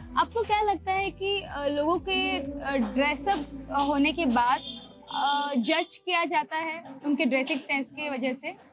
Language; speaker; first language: Hindi; non-native, local second language; Marathi